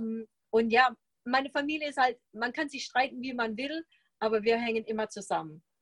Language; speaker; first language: German; non-native, fluent; English